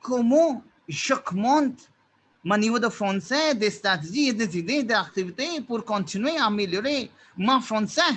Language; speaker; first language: French; non-native, fluent; Hindi